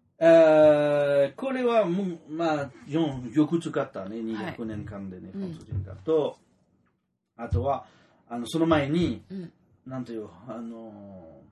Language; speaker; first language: Japanese; non-native, learner; French